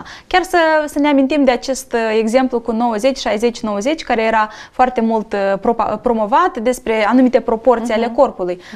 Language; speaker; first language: Romanian; native; Romanian